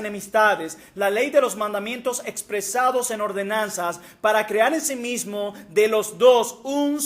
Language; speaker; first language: Spanish; native; Spanish